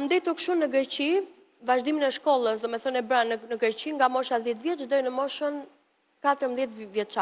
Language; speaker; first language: Albanian; early bilingual, heritage; Albanian